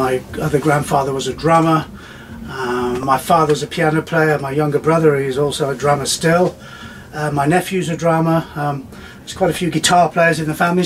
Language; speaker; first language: English; native; English